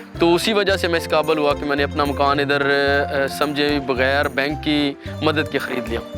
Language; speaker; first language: Urdu; non-native, local second language; Punjabi